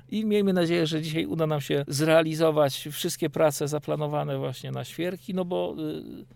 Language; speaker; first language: Polish; native; Polish